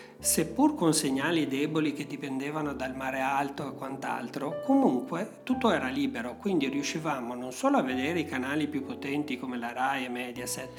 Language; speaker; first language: Italian; non-native, fluent; Albanian